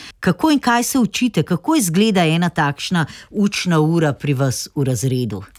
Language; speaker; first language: Slovenian; native; Slovenian